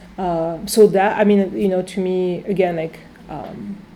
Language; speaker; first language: English; non-native, fluent; French